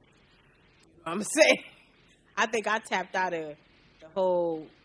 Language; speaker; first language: English; native; English